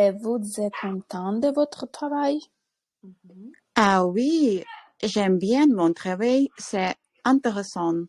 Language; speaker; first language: French; non-native, learner; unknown